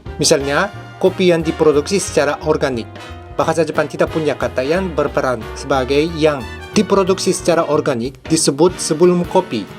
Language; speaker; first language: Indonesian; non-native, fluent; Japanese